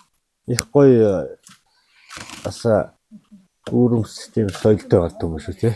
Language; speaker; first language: Mongolian; native; Mongolian